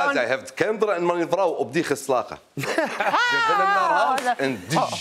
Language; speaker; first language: Dutch; non-native, learner; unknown